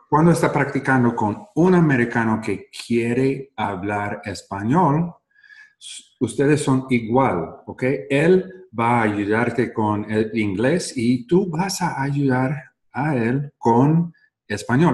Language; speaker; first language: Spanish; non-native, learner; English